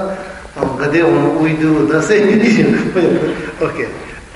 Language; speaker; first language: Russian; non-native, learner; Tibetan